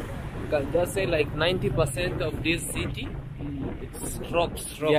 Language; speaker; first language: English; non-native, local second language; Swahili